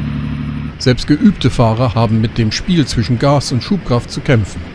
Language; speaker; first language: German; native; German